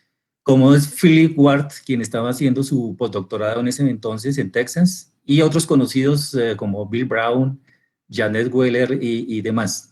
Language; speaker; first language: Spanish; native; Spanish